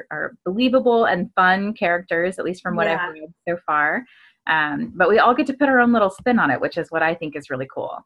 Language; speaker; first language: English; native; English